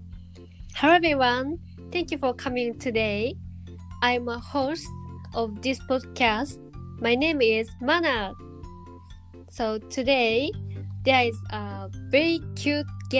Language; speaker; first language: English; non-native, learner; Japanese